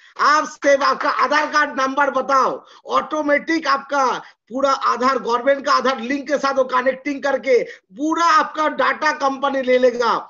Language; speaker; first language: Hindi; non-native, local second language; Bangla